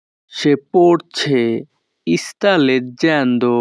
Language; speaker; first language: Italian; non-native, fluent; Bangla